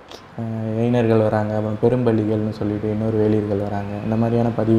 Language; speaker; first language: Tamil; native; Tamil